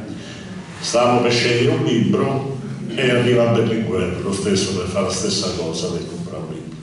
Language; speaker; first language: Italian; native; Italian